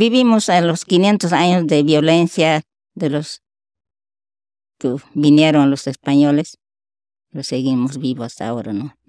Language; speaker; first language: Spanish; non-native, local second language; Shipibo-Conibo